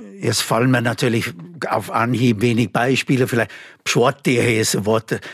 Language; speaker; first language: German; non-native, fluent; English